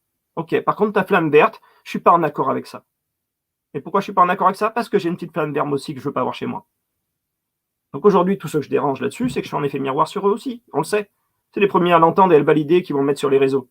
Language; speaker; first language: French; native; French